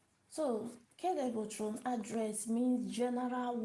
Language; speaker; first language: French; non-native, learner; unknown